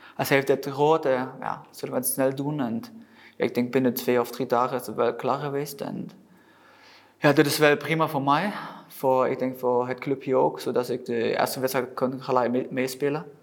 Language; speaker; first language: Dutch; non-native, fluent; German